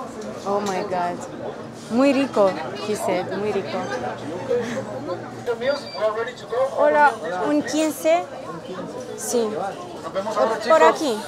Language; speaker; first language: Spanish; non-native, learner; Romanian